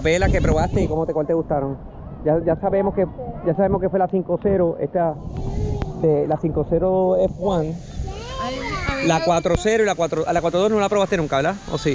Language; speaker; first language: Spanish; native; Spanish